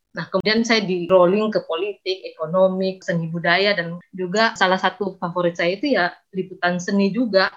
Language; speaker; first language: Indonesian; native; Indonesian